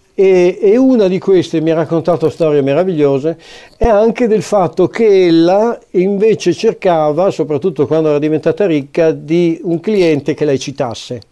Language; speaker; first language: Italian; native; Italian